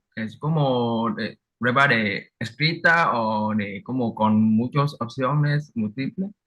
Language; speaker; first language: Spanish; non-native, learner; Vietnamese